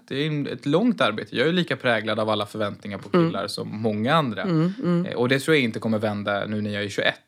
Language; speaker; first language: Swedish; native; Swedish